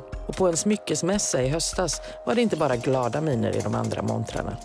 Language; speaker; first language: Swedish; native; Swedish